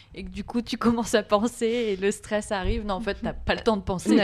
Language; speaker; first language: French; native; French